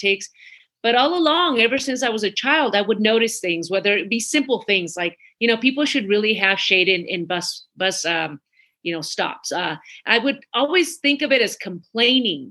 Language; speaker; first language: English; early bilingual, other home language; Spanish